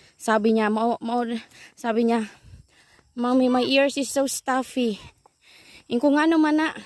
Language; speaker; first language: Filipino; non-native, local second language; Cebuano